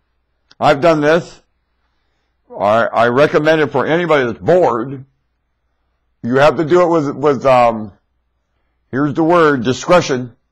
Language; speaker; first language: English; native; English